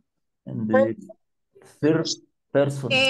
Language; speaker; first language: English; non-native, learner; Spanish